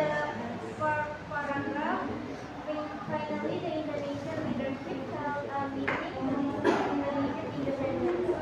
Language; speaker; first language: English; non-native, learner; Indonesian